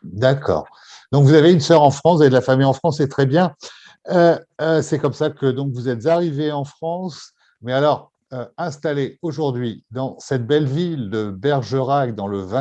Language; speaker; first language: French; native; French